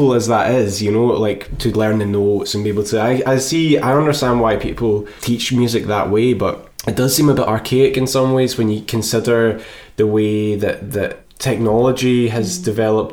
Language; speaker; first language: English; native; English